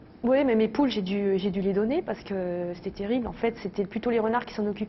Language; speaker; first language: French; native; French